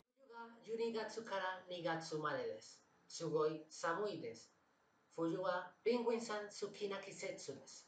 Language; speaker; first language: Japanese; non-native, learner; Spanish